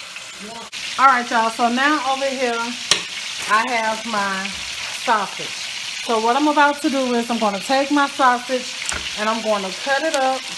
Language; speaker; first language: English; native; English